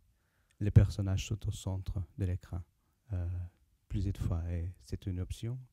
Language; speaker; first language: French; non-native, learner; Portuguese